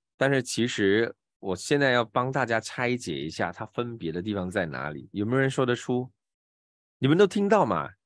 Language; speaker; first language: Chinese; native; Chinese